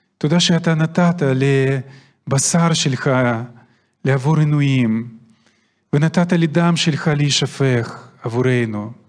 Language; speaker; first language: Hebrew; non-native, fluent; Russian